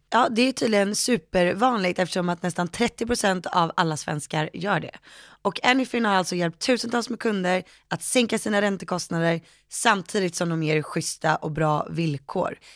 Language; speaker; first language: Swedish; native; Swedish